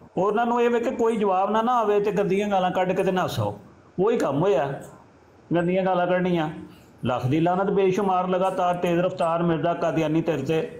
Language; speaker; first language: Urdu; non-native, local second language; Punjabi